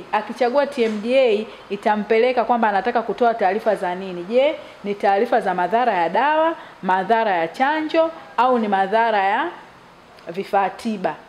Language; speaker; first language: Swahili; native; Swahili